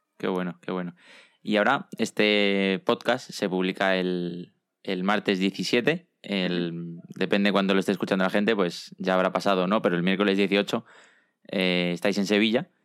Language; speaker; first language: Spanish; native; Spanish